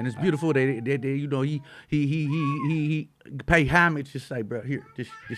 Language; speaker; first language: English; native; English